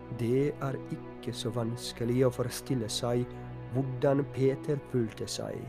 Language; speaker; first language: Norwegian; non-native, fluent; Polish